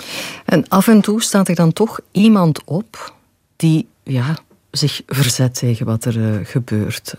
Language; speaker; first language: Dutch; native; Dutch